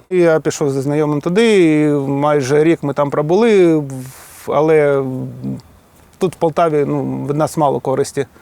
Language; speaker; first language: Ukrainian; non-native, local second language; Russian